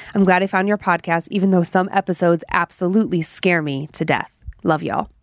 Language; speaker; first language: English; native; English